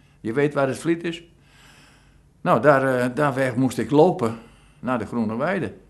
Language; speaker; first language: Dutch; native; Dutch